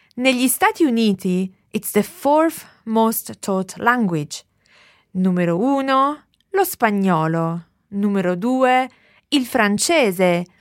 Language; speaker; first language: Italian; native; Italian